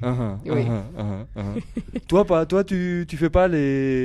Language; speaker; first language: French; native; French